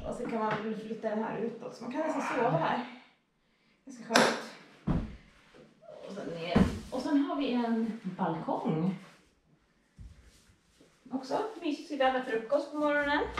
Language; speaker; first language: Swedish; native; Swedish